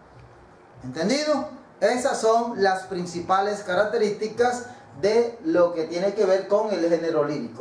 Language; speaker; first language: Spanish; native; Spanish